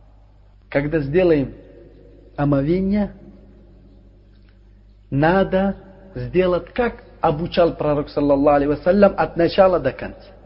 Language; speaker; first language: Russian; non-native, learner; Uzbek